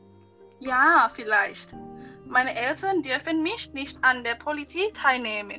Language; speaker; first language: German; non-native, learner; Thai